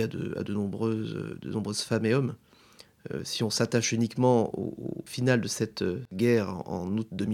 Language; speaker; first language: French; native; French